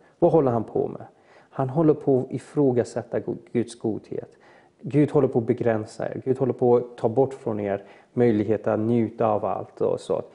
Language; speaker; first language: Swedish; early bilingual, other home language; Persian